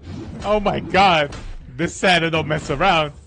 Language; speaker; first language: English; native; English